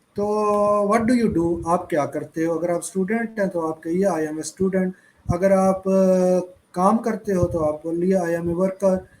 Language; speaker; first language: Hindi; native; Hindi